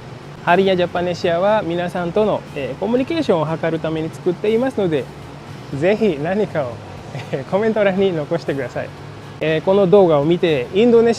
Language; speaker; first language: Japanese; non-native, fluent; Indonesian